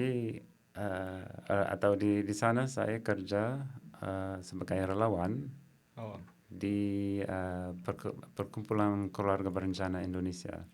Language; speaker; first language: Indonesian; non-native, fluent; English